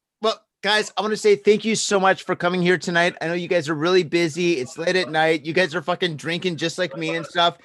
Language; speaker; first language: English; native; English